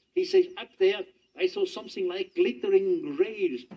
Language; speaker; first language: English; non-native, fluent; German